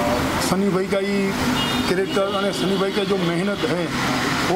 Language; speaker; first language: Hindi; non-native, local second language; Gujarati